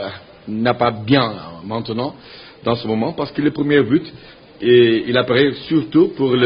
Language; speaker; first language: French; non-native, learner; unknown